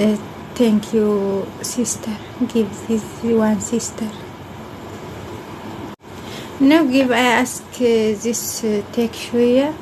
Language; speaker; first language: English; non-native, learner; Amharic